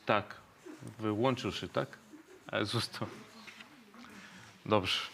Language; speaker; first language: Polish; non-native, fluent; Spanish